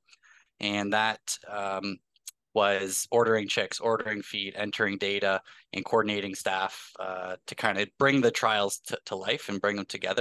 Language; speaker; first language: English; native; English